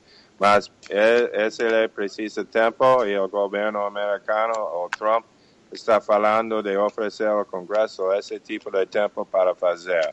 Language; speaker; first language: Portuguese; non-native, fluent; English